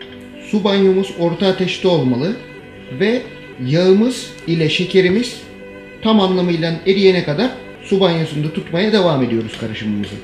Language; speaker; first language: Turkish; native; Turkish